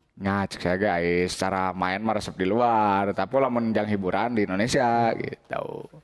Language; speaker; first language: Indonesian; non-native, local second language; Sundanese